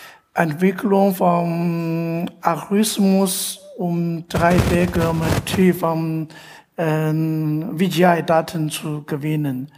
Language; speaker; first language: German; non-native, fluent; Chinese